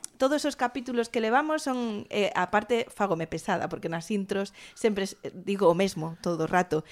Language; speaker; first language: Galician; non-native, local second language; Spanish